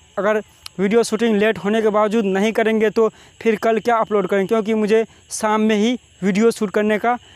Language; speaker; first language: Hindi; native; Hindi